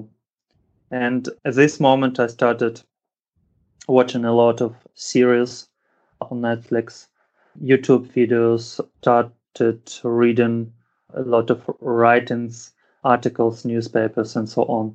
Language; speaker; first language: English; non-native, fluent; Russian